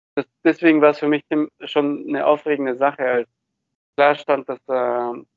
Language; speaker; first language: German; early bilingual, other home language; Bulgarian